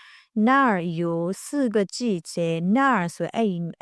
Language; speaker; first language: Chinese; non-native, fluent; Burmese